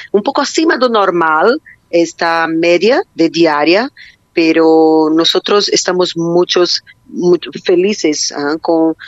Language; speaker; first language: Spanish; non-native, learner; Portuguese